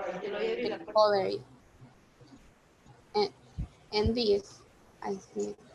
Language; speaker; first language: English; non-native, learner; Spanish